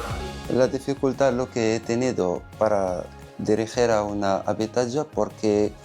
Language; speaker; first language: Spanish; non-native, learner; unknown